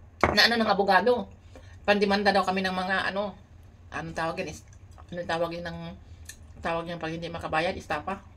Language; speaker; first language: Filipino; native; Filipino